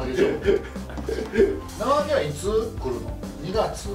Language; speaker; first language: Japanese; native; Japanese